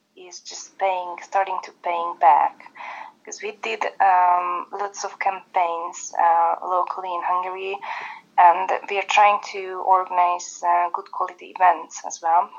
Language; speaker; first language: English; non-native, fluent; Hungarian